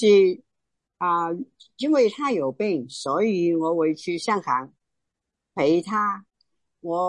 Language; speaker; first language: Chinese; non-native, local second language; Cantonese